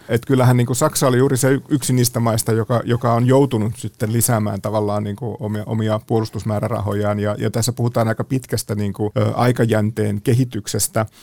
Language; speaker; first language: Finnish; native; Finnish